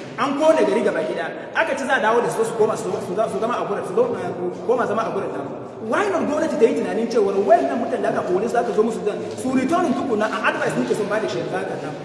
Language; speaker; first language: Hausa; non-native, local second language; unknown